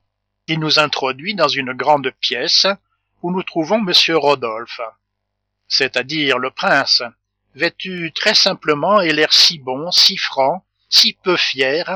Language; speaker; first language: French; native; French